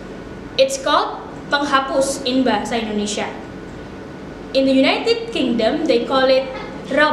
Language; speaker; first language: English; non-native, fluent; Indonesian